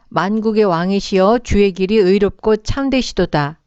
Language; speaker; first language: Korean; native; Korean